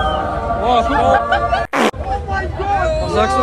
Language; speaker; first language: German; native; German